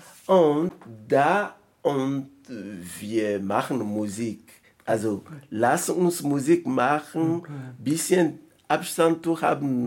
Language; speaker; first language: German; non-native, learner; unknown